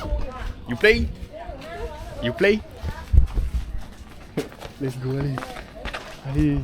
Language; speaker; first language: English; non-native, learner; French